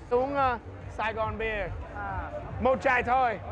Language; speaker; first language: Vietnamese; early bilingual, heritage; English